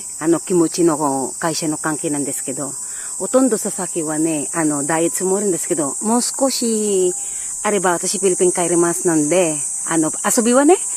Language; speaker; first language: Japanese; non-native, learner; Filipino